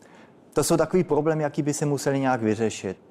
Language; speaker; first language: Czech; early bilingual, heritage; Czech